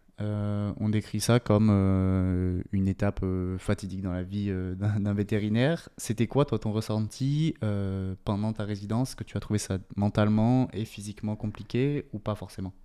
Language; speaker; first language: French; native; French